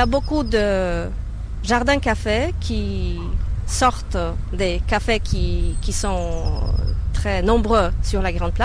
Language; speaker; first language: French; non-native, fluent; Polish